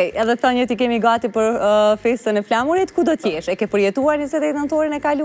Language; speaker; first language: Albanian; native; Albanian